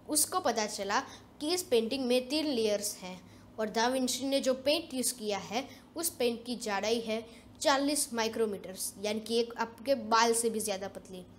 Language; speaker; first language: Hindi; non-native, local second language; Gujarati